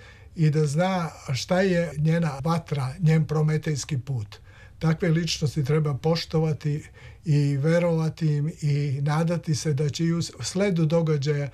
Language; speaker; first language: Serbian; native; Serbian